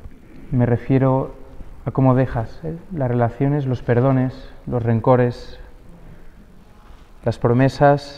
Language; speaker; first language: Spanish; native; Spanish